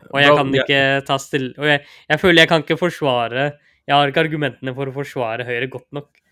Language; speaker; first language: Norwegian; early bilingual, other home language; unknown